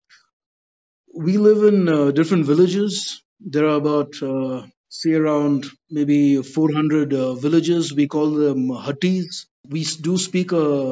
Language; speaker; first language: English; non-native, local second language; Badaga